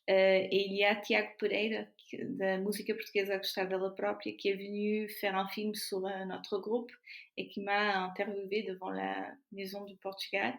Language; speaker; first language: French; non-native, fluent; Portuguese